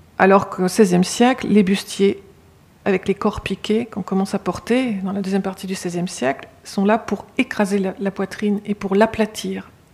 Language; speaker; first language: French; native; French